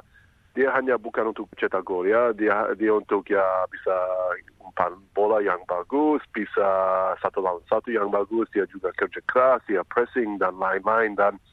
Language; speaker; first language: Indonesian; non-native, fluent; English